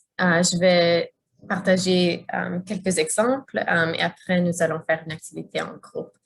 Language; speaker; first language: French; non-native, fluent; English